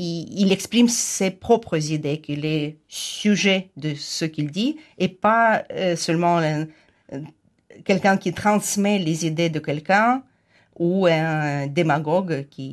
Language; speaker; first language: French; non-native, fluent; Ukrainian